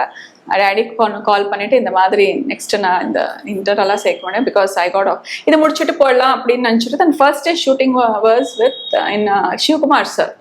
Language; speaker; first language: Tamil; early bilingual, heritage; Tamil